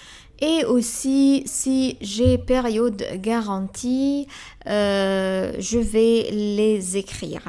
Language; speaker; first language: French; non-native, fluent; Arabic